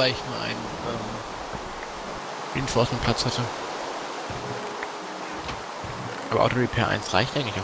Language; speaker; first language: German; native; German